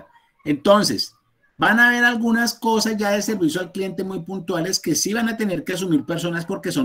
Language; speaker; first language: Spanish; native; Spanish